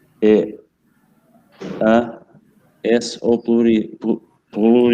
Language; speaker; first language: French; non-native, learner; Portuguese